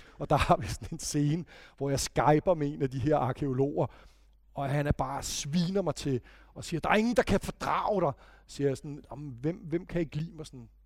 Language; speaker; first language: Danish; native; Danish